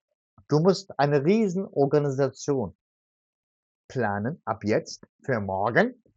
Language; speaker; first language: German; non-native, fluent; Turkish